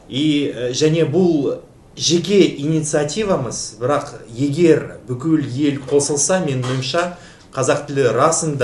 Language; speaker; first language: Kazakh; non-native, fluent; Russian